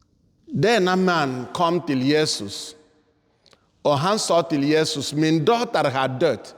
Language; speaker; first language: Swedish; non-native, fluent; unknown